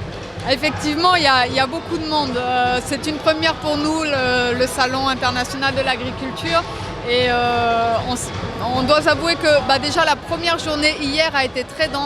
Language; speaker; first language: French; native; French